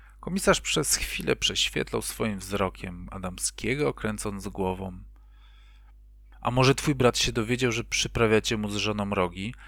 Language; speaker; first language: Polish; native; Polish